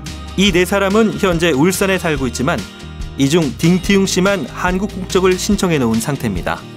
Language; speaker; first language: Korean; native; Korean